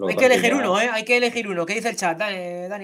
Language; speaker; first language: Spanish; native; Spanish